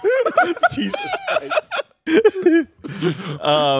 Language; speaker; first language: English; native; English